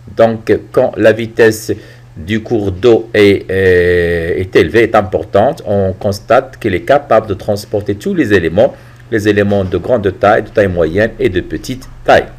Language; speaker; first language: French; non-native, local second language; Arabic